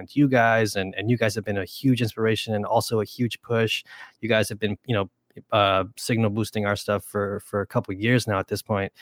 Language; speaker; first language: English; early bilingual, other home language; Spanish